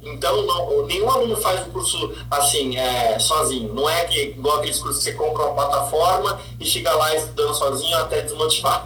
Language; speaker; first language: Portuguese; native; Portuguese